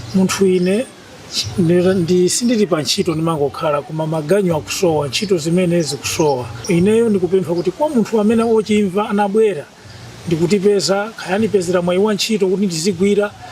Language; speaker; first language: Nyanja; native; Nyanja